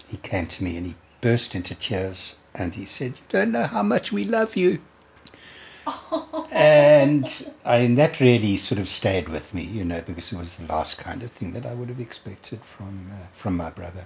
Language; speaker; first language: English; native; English